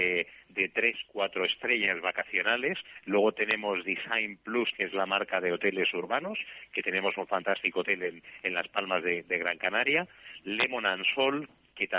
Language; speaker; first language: Spanish; native; Spanish